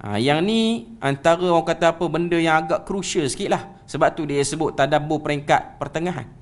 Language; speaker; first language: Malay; native; Malay